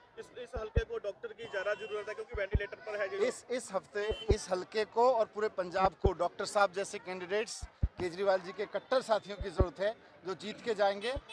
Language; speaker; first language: Hindi; native; Hindi